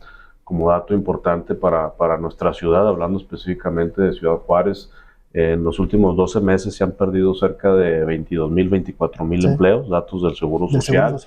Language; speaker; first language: Spanish; native; Spanish